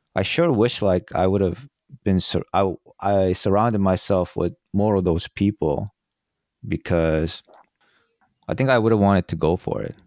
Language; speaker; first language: English; early bilingual, other home language; Korean